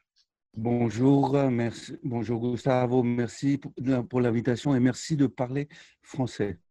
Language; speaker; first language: French; non-native, fluent; Greek